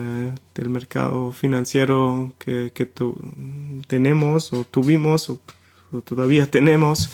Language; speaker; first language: Spanish; non-native, fluent; German